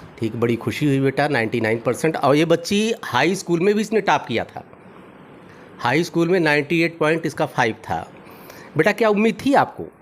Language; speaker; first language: Hindi; native; Hindi